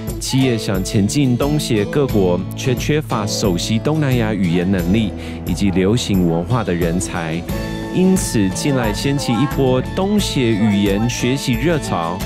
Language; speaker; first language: Chinese; native; Chinese